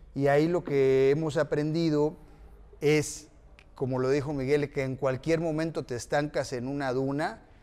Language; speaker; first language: Spanish; native; Spanish